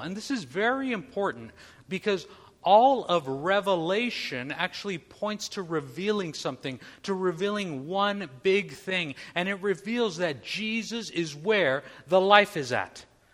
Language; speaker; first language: English; native; English